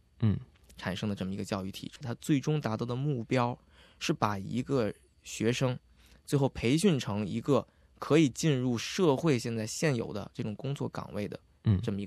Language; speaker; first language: Chinese; native; Chinese